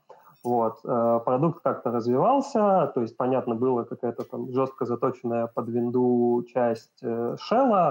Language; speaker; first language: Russian; native; Russian